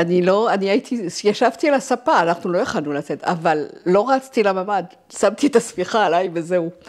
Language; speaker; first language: Hebrew; non-native, fluent; French